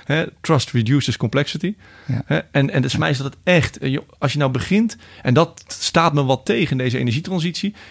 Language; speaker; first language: Dutch; native; Dutch